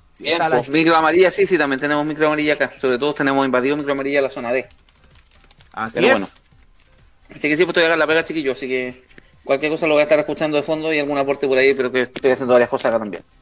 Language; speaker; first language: Spanish; native; Spanish